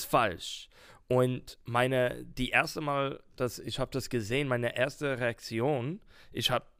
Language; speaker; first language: German; non-native, learner; English